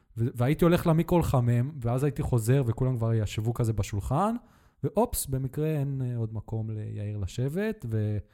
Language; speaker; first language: Hebrew; native; Hebrew